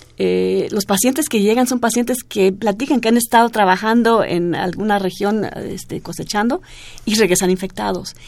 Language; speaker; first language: Spanish; non-native, fluent; German